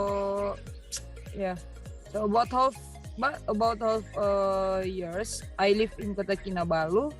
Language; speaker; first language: English; non-native, learner; Indonesian